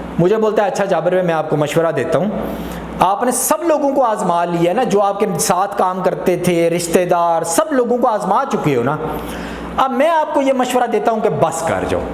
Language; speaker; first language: Urdu; non-native, local second language; Punjabi